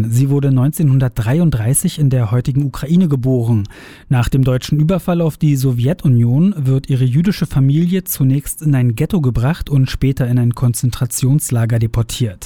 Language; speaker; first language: German; native; German